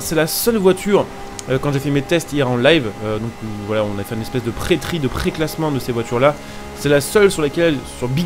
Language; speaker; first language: French; native; French